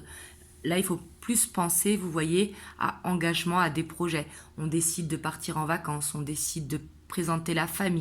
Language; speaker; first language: French; native; French